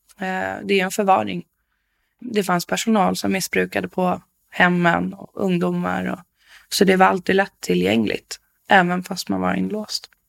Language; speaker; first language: Swedish; native; Swedish